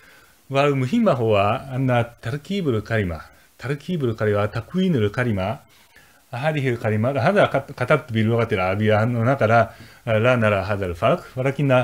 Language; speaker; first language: Arabic; non-native, fluent; Japanese